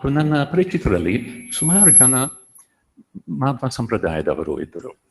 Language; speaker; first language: Kannada; non-native, fluent; Dutch